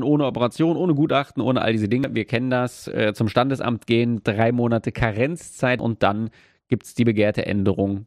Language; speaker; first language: German; native; German